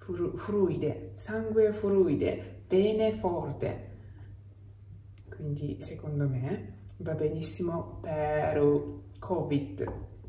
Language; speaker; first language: Italian; non-native, learner; Japanese